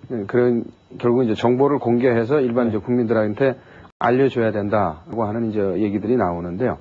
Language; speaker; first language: Korean; native; Korean